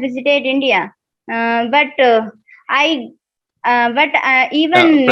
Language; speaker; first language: English; non-native, learner; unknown